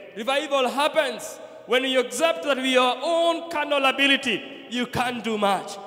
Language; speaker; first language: English; non-native, local second language; Swahili